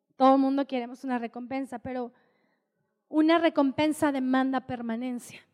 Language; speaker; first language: Spanish; native; Spanish